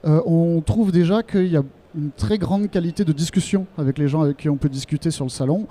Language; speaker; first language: French; native; French